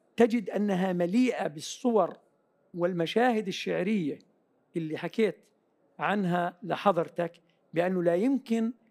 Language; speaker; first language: Arabic; native; Arabic